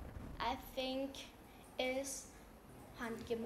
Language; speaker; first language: English; non-native, learner; Vietnamese